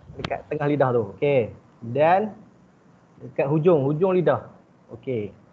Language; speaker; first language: Malay; native; Malay